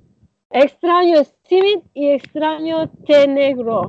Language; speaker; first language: Spanish; non-native, learner; Turkish